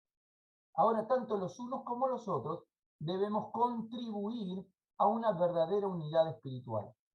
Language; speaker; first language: Spanish; native; Spanish